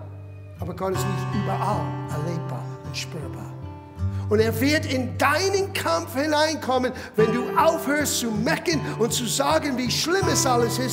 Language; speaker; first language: German; non-native, fluent; English